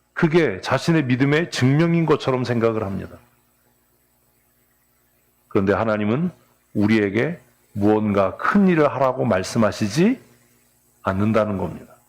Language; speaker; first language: Korean; native; Korean